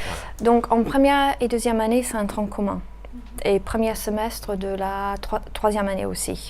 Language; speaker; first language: French; native; French